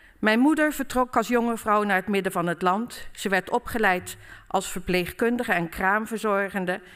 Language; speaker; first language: Dutch; native; Dutch